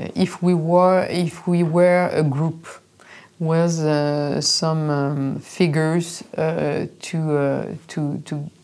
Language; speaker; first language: English; non-native, fluent; French